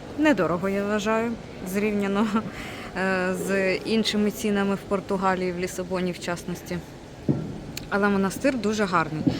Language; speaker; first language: Ukrainian; non-native, local second language; Russian